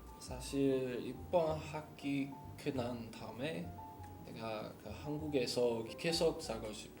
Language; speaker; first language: Korean; non-native, learner; English